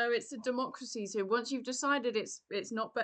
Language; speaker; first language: English; native; English